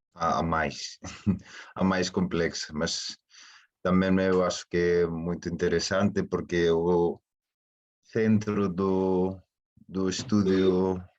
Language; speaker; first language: Portuguese; non-native, fluent; Spanish